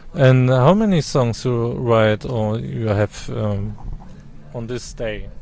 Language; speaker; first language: English; non-native, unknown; German